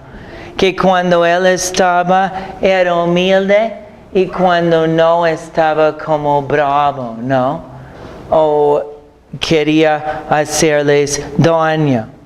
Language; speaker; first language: Spanish; non-native, fluent; English